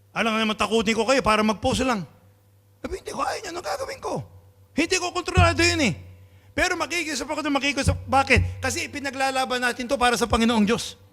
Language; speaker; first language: Filipino; non-native, local second language; Pampanga